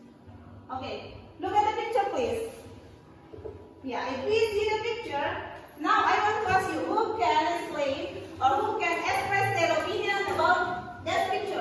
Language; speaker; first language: English; non-native, fluent; Indonesian